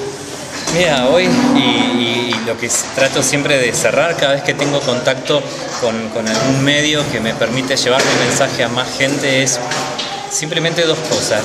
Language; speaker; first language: Spanish; native; Spanish